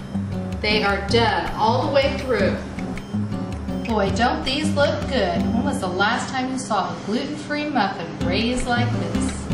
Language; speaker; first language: English; native; English